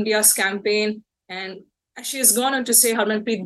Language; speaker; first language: English; non-native, local second language; Bangla